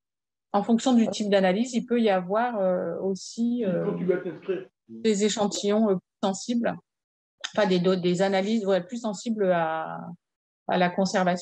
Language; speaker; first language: French; native; French